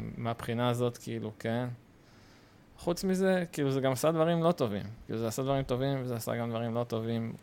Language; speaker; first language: Hebrew; native; Hebrew